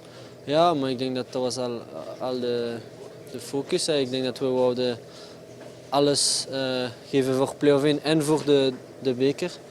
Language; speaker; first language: Dutch; non-native, local second language; French